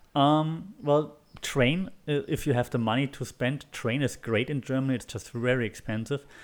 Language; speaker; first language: English; non-native, fluent; German